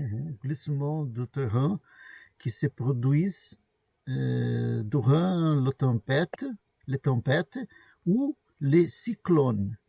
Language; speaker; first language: French; non-native, learner; Portuguese